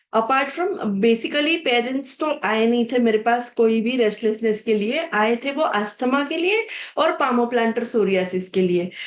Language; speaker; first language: Hindi; non-native, local second language; Marathi